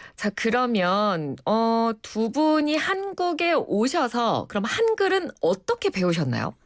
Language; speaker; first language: Korean; native; Korean